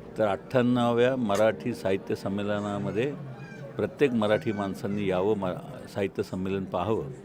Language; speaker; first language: Marathi; native; Marathi